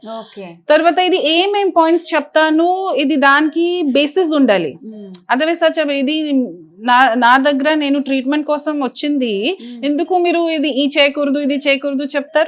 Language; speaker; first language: Telugu; non-native, fluent; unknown